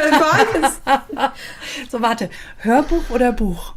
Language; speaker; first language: German; native; German